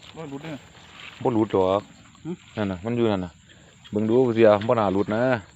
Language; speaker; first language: Thai; native; Thai